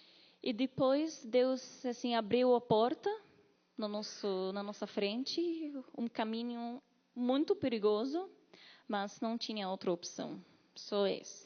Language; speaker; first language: Portuguese; non-native, learner; Arabic